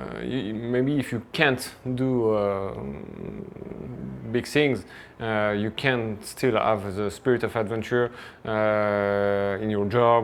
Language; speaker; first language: English; non-native, fluent; French